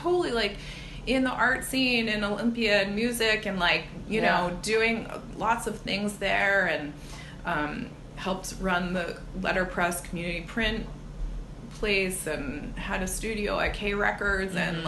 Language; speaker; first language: English; native; English